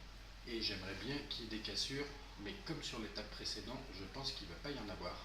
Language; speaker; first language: French; native; French